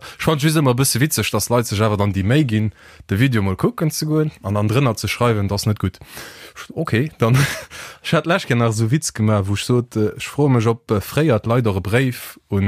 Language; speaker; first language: Luxembourgish; early bilingual, other home language; Portuguese